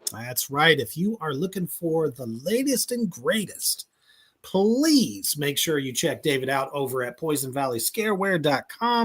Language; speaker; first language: English; native; English